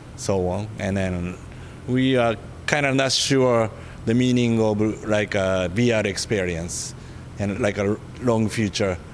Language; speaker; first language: English; non-native, fluent; Japanese